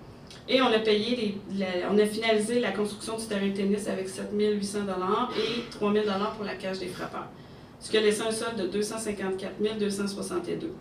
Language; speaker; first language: French; native; French